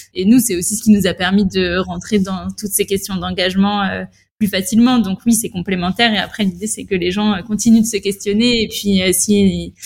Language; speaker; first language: French; native; French